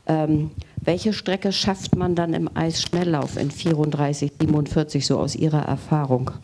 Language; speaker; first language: German; native; German